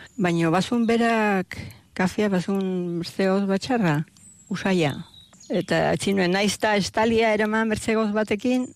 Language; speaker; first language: Basque; native; Basque